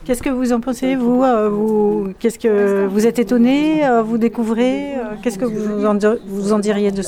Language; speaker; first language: French; native; French